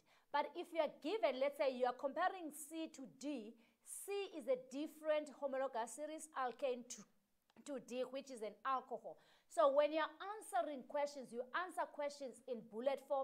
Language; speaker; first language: English; non-native, local second language; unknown